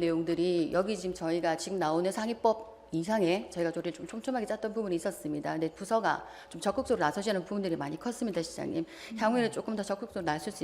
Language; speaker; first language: Korean; native; Korean